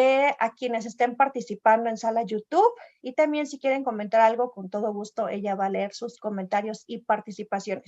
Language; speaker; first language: Spanish; native; Spanish